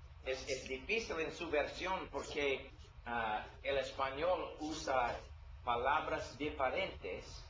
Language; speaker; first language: Spanish; non-native, learner; English